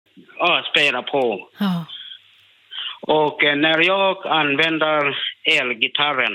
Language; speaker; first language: Swedish; non-native, learner; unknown